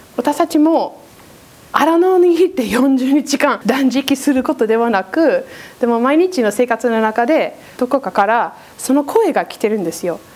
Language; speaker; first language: Japanese; non-native, fluent; English